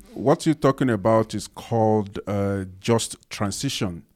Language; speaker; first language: English; non-native, local second language; Yoruba